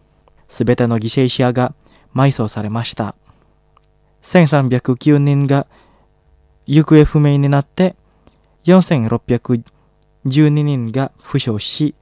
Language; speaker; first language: Japanese; non-native, fluent; Indonesian